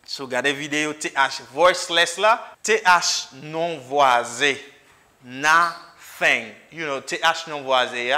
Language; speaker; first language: English; non-native, fluent; Haitian Creole